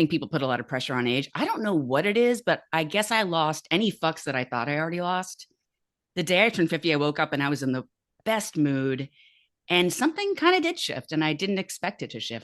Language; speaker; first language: English; native; English